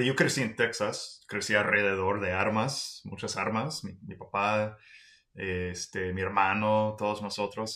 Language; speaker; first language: Spanish; non-native, fluent; English